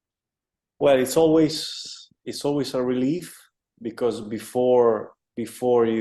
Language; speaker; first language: English; non-native, fluent; Italian